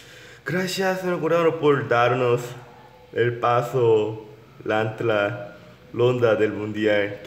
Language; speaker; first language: Spanish; non-native, learner; Korean